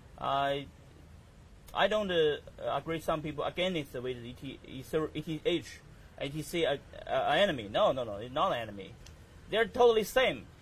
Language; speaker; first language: English; non-native, learner; Chinese